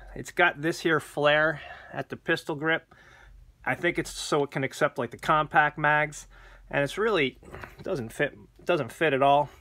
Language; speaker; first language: English; native; English